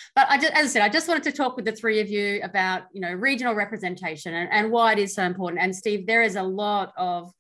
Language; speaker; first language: English; native; English